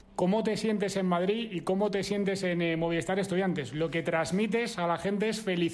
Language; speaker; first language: Spanish; native; Spanish